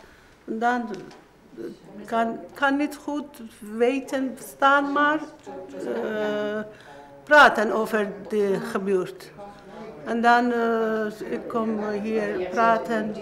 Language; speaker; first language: Dutch; non-native, learner; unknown